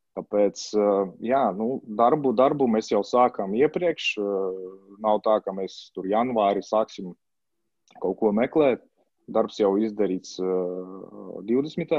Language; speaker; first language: Latvian; non-native, local second language; Russian